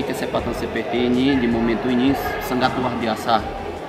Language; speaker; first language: Indonesian; non-native, fluent; Portuguese